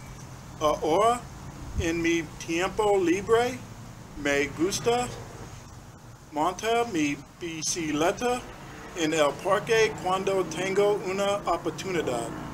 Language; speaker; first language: Spanish; non-native, learner; English